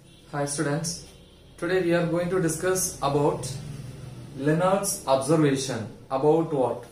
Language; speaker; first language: English; non-native, local second language; Tamil